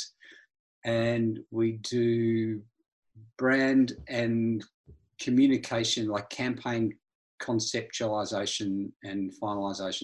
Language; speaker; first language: English; native; English